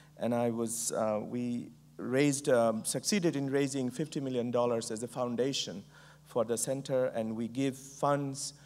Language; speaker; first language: English; non-native, local second language; Bangla